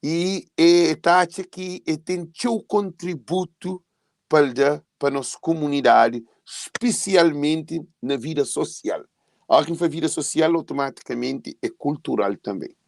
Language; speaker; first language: Portuguese; non-native, local second language; Kabuverdianu